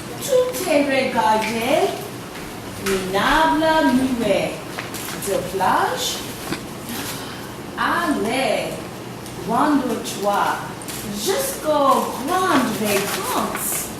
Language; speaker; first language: French; non-native, fluent; English